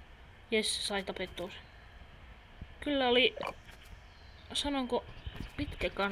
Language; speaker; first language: Finnish; native; Finnish